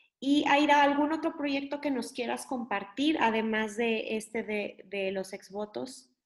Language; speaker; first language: Spanish; native; Spanish